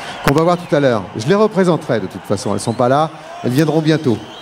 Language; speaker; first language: French; native; French